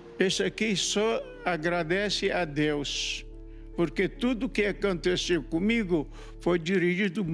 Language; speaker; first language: Portuguese; non-native, fluent; Arabic